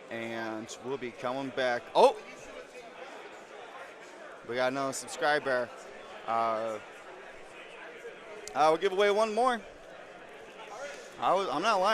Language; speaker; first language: English; native; English